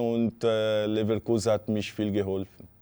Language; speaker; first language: German; non-native, fluent; Portuguese